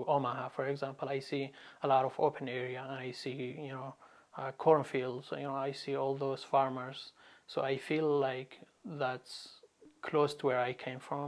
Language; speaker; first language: English; non-native, fluent; Arabic